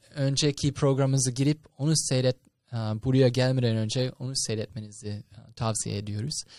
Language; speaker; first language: Turkish; non-native, fluent; English